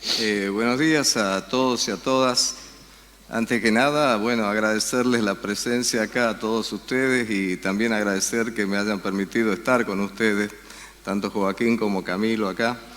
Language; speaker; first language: Spanish; native; Spanish